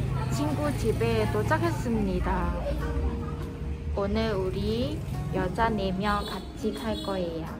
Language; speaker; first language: Korean; non-native, learner; Vietnamese